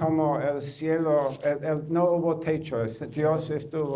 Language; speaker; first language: Spanish; non-native, fluent; English